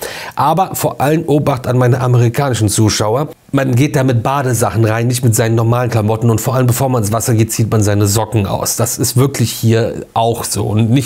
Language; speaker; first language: German; native; German